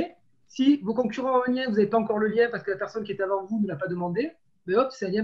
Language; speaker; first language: French; native; French